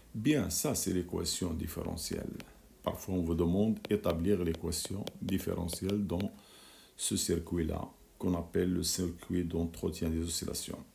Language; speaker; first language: French; non-native, local second language; Arabic